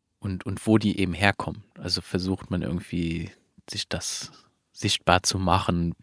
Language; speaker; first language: German; non-native, fluent; Luxembourgish